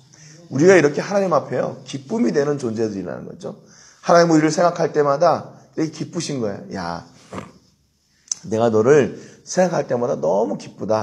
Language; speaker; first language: Korean; native; Korean